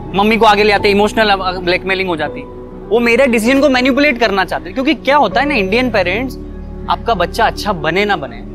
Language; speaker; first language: Hindi; native; Hindi